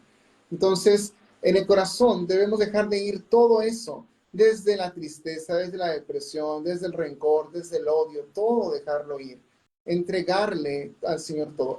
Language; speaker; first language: Spanish; native; Spanish